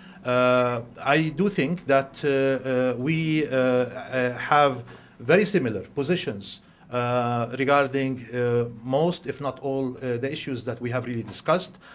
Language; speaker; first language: English; non-native, fluent; Arabic